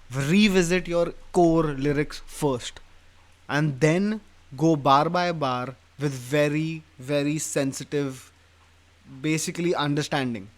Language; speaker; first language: English; non-native, local second language; Hindi